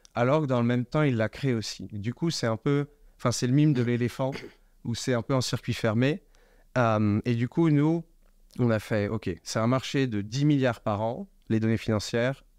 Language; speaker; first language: French; native; French